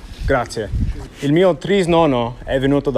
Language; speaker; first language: Italian; non-native, fluent; English